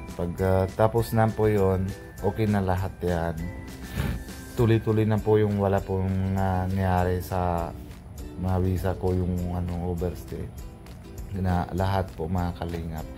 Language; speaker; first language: Filipino; non-native, learner; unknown